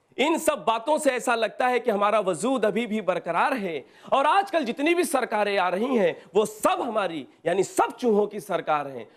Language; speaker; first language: Hindi; native; Hindi